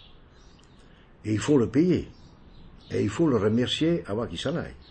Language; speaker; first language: French; non-native, fluent; Italian